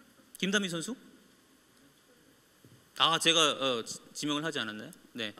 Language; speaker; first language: Korean; native; Korean